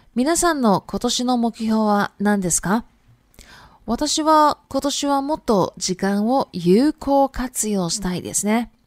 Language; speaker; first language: Japanese; non-native, fluent; Chinese